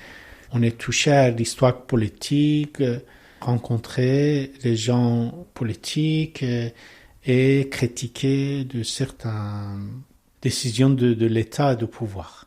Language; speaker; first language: French; non-native, learner; Persian